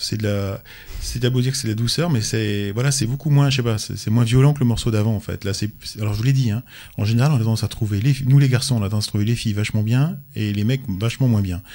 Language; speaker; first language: French; native; French